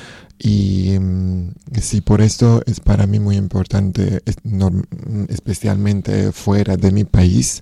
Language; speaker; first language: Spanish; non-native, learner; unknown